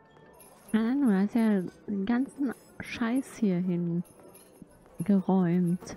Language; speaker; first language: German; native; German